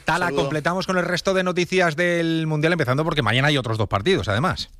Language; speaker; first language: Spanish; native; Spanish